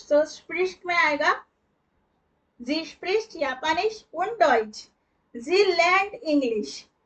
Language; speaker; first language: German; non-native, fluent; Hindi